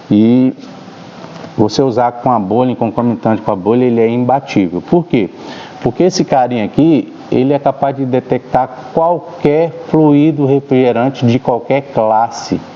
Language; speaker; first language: Portuguese; native; Portuguese